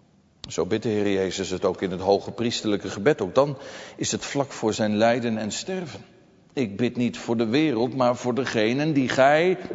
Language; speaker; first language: Dutch; native; Dutch